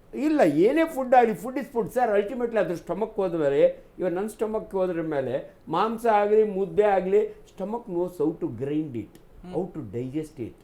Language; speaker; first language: Kannada; native; Kannada